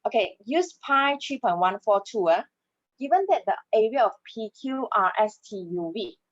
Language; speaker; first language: English; non-native, local second language; Malay